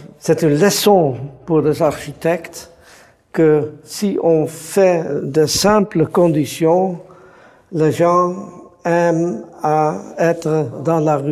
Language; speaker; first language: French; non-native, fluent; Dutch